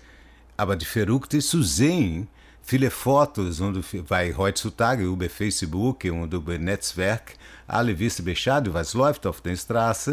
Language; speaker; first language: German; non-native, learner; Portuguese